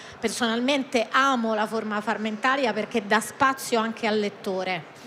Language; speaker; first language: Italian; native; Italian